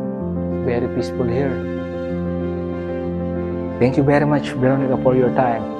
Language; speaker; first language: English; non-native, learner; Filipino